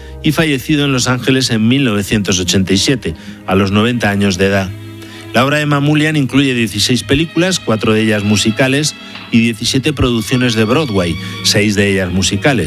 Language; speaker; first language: Spanish; native; Spanish